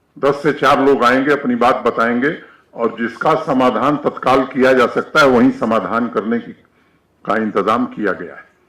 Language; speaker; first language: Hindi; native; Hindi